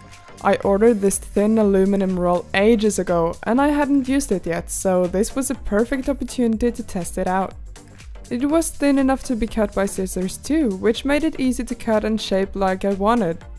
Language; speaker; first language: English; non-native, fluent; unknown